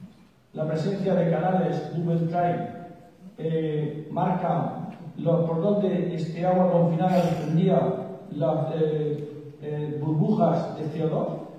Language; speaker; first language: Spanish; native; Spanish